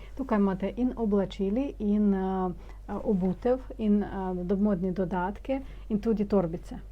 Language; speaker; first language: Slovenian; non-native, fluent; Ukrainian